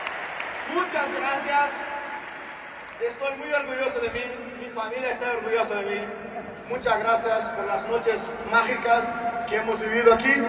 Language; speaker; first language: Spanish; non-native, fluent; Portuguese